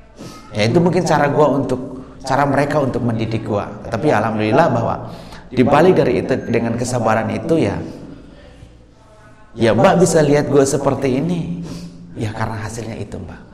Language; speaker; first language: Indonesian; native; Indonesian